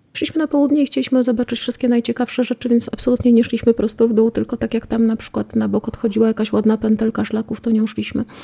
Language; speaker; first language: Polish; native; Polish